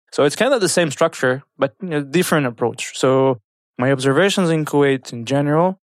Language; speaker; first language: English; non-native, fluent; French